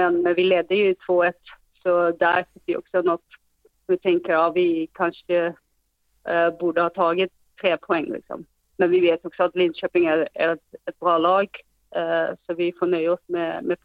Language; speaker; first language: Swedish; non-native, fluent; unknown